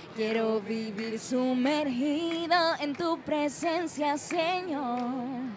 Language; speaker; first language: Spanish; native; Spanish